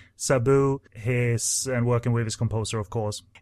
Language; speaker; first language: English; non-native, fluent; Swedish